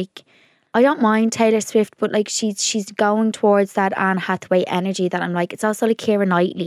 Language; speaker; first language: English; native; English